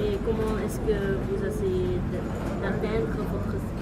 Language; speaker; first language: French; non-native, learner; Dutch